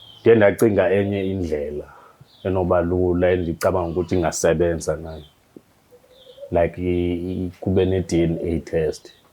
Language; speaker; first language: Zulu; non-native, local second language; Xhosa